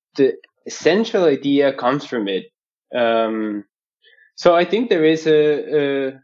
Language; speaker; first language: English; non-native, fluent; Spanish